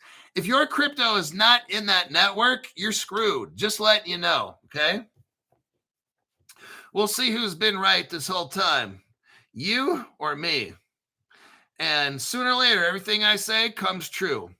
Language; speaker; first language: English; native; English